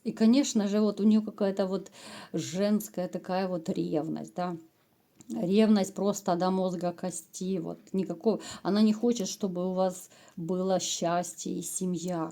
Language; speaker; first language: Russian; native; Russian